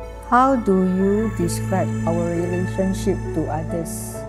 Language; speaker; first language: English; non-native, local second language; Chinese